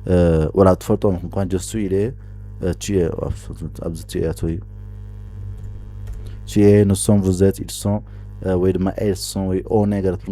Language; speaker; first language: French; non-native, fluent; Tigrinya